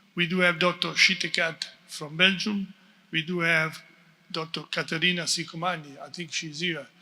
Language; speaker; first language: English; non-native, fluent; Italian